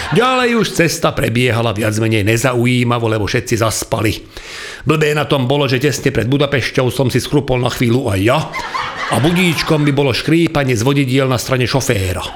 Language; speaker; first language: Slovak; non-native, local second language; Hungarian